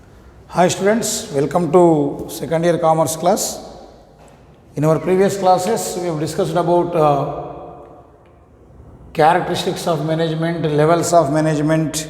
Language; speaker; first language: English; non-native, local second language; Telugu